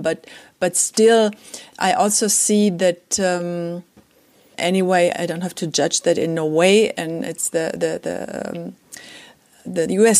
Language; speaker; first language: English; non-native, fluent; German